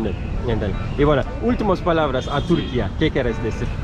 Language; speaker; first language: Spanish; non-native, learner; Turkish